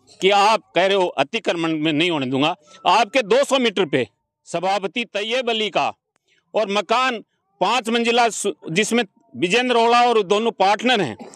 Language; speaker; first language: Hindi; native; Hindi